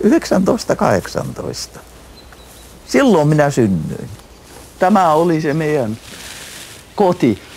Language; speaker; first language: Finnish; early bilingual, heritage; Finnish